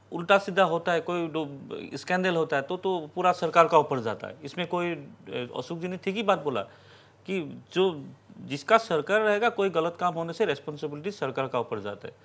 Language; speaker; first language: Hindi; non-native, local second language; Assamese